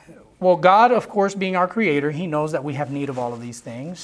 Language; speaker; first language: English; non-native, local second language; Spanish